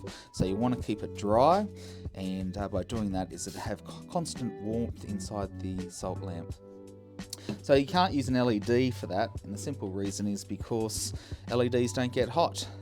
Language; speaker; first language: English; native; English